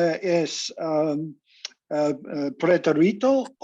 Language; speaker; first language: Spanish; non-native, learner; English